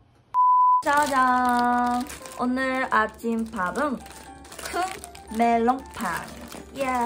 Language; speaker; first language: Korean; non-native, learner; Japanese